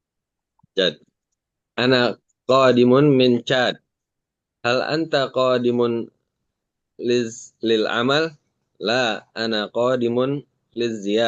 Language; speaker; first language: Arabic; non-native, learner; Indonesian